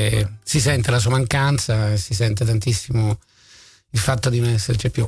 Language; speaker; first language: Italian; native; Italian